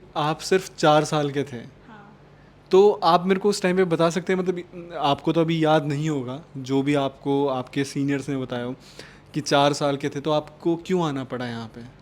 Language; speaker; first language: Hindi; native; Hindi